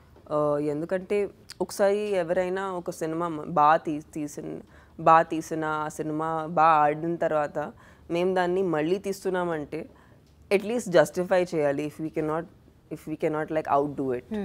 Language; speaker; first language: Telugu; non-native, local second language; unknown